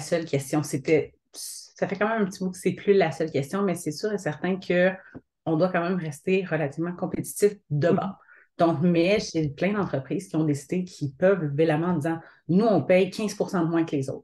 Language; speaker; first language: French; native; French